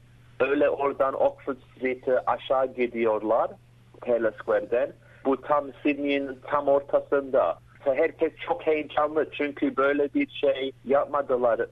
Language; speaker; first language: Turkish; early bilingual, heritage; Turkish